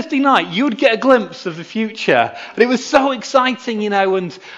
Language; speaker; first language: English; native; English